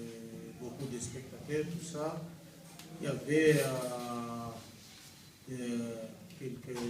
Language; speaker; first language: French; non-native, local second language; Malagasy